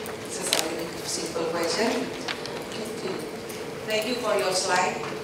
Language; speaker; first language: English; non-native, learner; Javanese